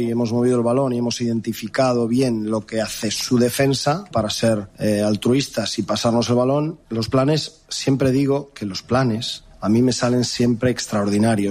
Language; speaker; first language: Spanish; native; Spanish